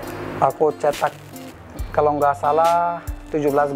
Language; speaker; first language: Indonesian; non-native, fluent; Arabic